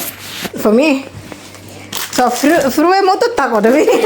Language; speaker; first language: German; non-native, learner; Indonesian